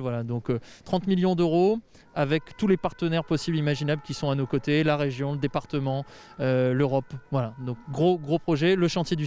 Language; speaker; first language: French; native; French